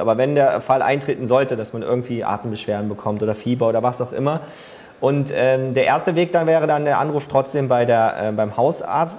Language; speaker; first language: German; native; German